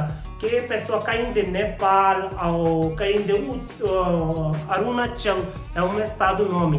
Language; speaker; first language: Portuguese; non-native, learner; Hindi